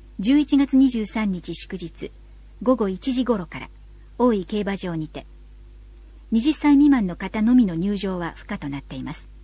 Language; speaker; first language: Japanese; native; Japanese